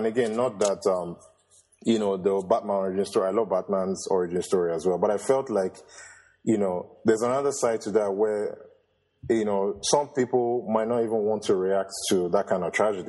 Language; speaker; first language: English; non-native, local second language; Yoruba